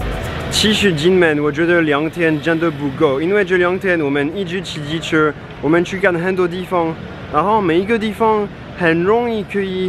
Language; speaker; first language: Chinese; non-native, fluent; French